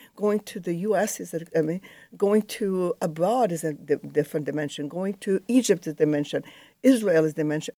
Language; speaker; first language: English; non-native, fluent; Arabic